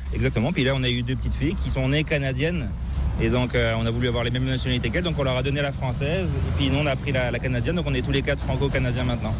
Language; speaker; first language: French; native; French